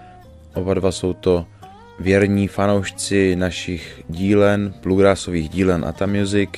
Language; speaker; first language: Czech; native; Czech